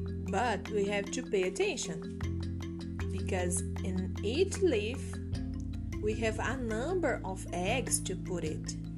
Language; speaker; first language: English; non-native, fluent; Portuguese